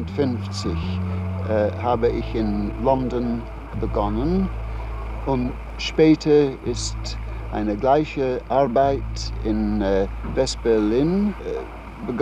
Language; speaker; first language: German; non-native, learner; English